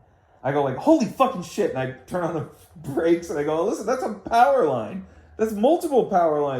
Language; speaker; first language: English; native; English